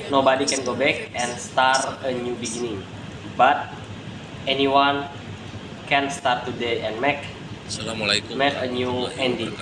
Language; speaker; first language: English; non-native, learner; Indonesian